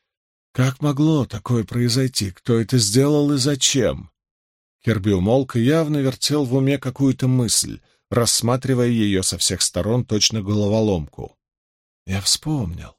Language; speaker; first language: Russian; native; Russian